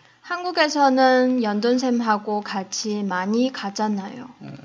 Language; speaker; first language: Korean; non-native, fluent; Chinese